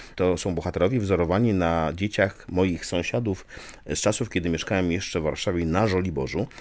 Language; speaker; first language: Polish; native; Polish